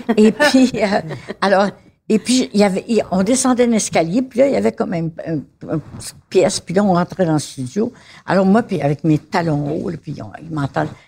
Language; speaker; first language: French; native; French